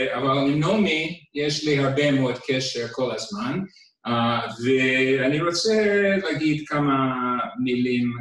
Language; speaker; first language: Hebrew; non-native, fluent; English